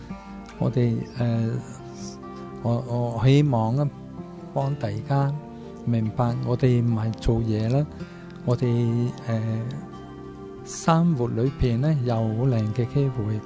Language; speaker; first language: Cantonese; non-native, fluent; Italian